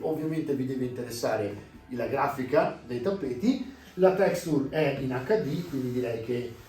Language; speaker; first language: Italian; native; Italian